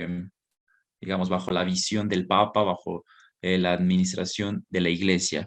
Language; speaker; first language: Spanish; native; Spanish